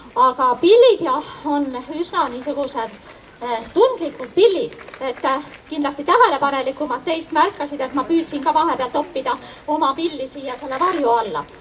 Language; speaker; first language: Estonian; native; Estonian